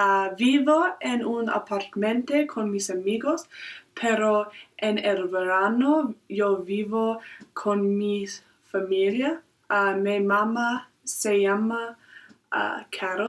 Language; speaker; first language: Spanish; non-native, learner; English